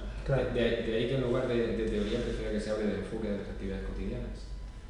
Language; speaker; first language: Spanish; native; Spanish